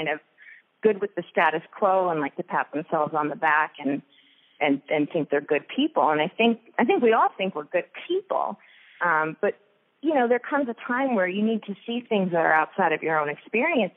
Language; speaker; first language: English; native; English